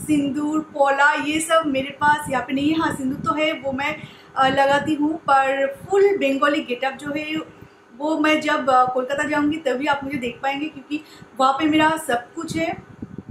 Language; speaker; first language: Hindi; non-native, local second language; Bangla